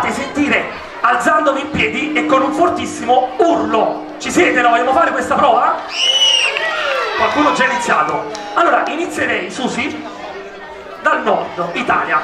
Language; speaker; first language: Italian; native; Italian